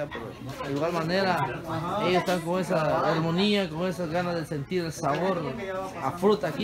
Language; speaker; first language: Spanish; native; Spanish